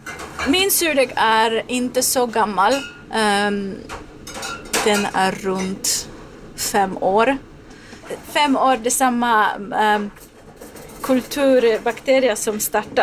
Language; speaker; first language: Swedish; non-native, learner; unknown